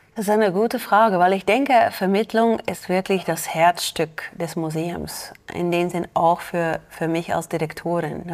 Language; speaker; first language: German; non-native, fluent; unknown